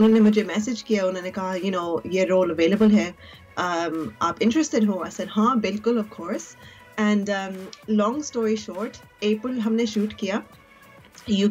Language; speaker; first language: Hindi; early bilingual, heritage; Urdu